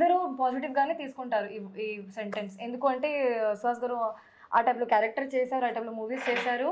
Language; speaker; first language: Telugu; non-native, fluent; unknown